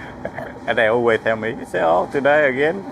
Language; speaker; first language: English; non-native, learner; Vietnamese